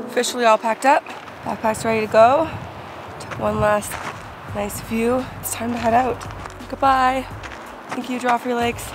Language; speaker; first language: English; native; English